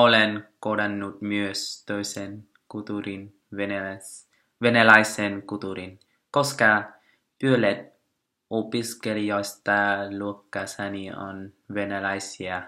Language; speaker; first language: Finnish; non-native, learner; Vietnamese